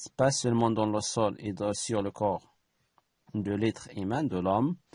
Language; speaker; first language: French; non-native, local second language; Arabic